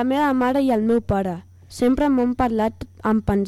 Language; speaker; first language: Catalan; early bilingual, other home language; Punjabi